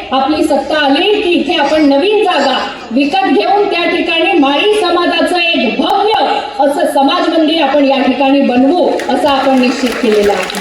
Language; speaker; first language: Marathi; native; Marathi